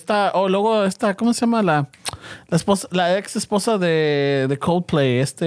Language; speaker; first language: Spanish; early bilingual, heritage; Spanish